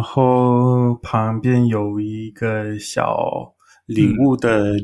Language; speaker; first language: Chinese; non-native, learner; English